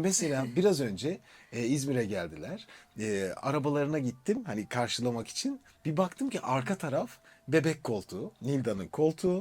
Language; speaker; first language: Turkish; native; Turkish